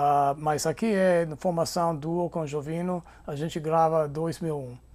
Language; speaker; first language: Portuguese; non-native, fluent; English